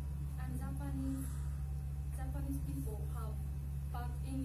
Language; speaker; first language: English; non-native, learner; Japanese